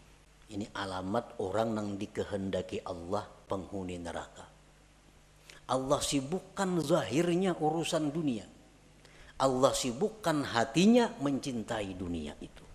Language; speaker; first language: Indonesian; non-native, local second language; Banjar